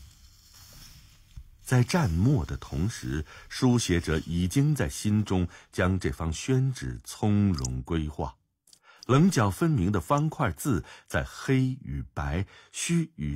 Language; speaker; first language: Chinese; native; Chinese